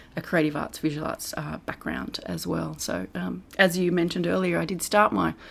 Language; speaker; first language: English; native; English